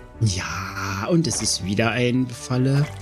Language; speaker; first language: German; native; German